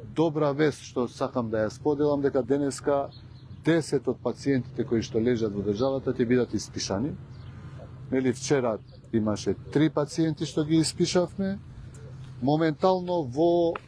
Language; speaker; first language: Macedonian; non-native, local second language; Albanian